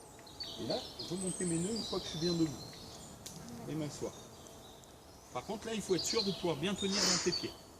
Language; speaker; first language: French; native; French